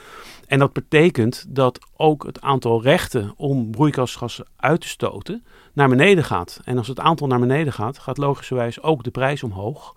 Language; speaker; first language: Dutch; native; Dutch